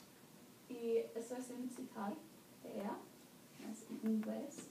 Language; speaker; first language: Spanish; non-native, learner; English